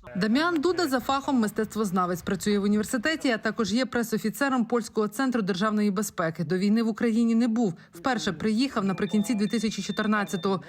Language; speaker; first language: Ukrainian; native; Ukrainian